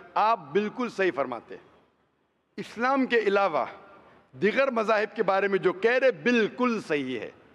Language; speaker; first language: Hindi; non-native, local second language; Konkani